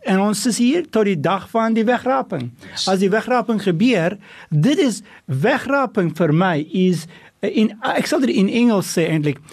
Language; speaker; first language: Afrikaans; non-native, fluent; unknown